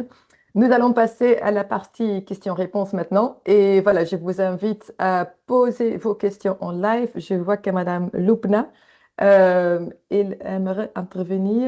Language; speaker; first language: French; native; French